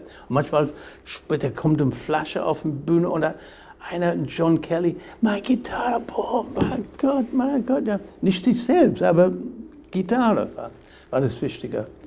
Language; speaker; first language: German; non-native, fluent; English